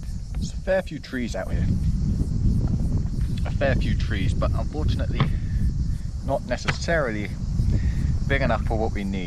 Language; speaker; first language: English; native; English